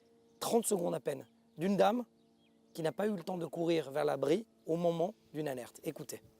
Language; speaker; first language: French; native; French